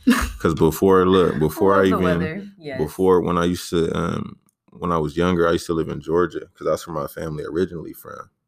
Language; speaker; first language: English; native; English